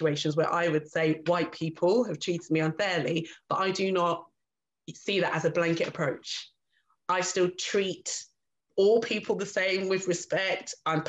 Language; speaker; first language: English; native; English